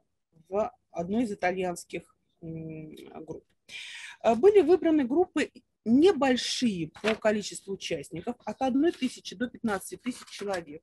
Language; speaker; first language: Russian; native; Russian